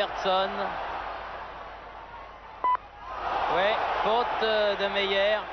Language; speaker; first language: French; native; French